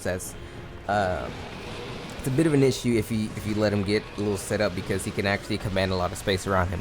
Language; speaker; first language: English; native; English